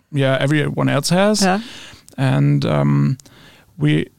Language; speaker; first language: English; non-native, fluent; German